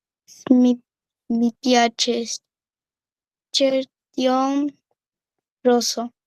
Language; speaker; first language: Italian; non-native, learner; Spanish